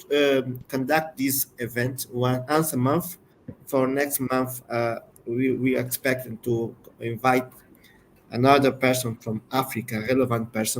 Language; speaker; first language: English; non-native, learner; Portuguese